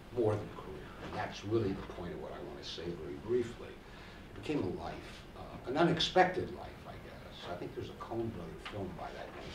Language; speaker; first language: English; native; English